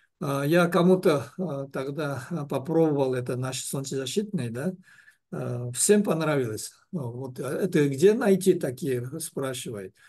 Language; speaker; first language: Russian; non-native, learner; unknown